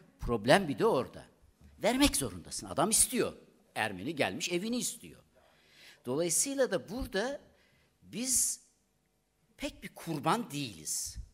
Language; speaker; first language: Turkish; native; Turkish